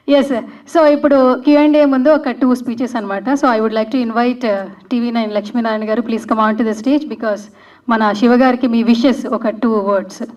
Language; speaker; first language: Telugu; native; Telugu